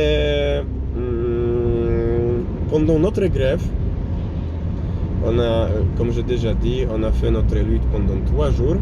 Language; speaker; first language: French; non-native, fluent; Polish